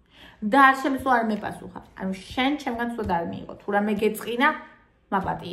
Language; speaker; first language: Georgian; native; Georgian